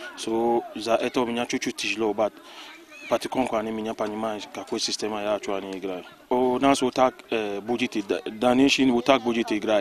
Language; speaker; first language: Russian; non-native, learner; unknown